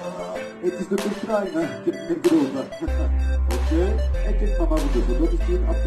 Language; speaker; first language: Dutch; non-native, local second language; French